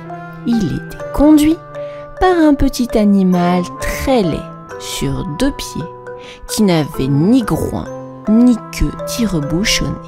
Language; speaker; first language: French; native; French